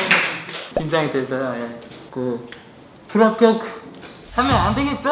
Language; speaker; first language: Korean; non-native, fluent; Uzbek